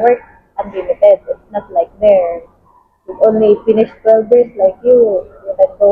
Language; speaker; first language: English; non-native, learner; Filipino